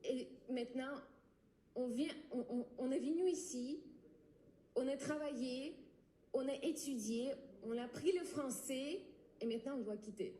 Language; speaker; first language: French; non-native, learner; Ukrainian